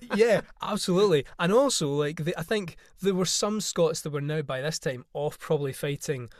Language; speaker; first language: English; native; English